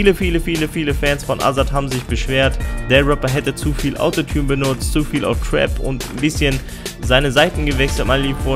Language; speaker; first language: German; native; German